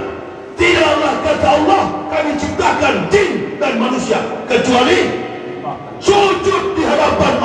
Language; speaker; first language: Indonesian; native; Indonesian